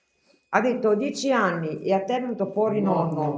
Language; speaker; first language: Italian; native; Italian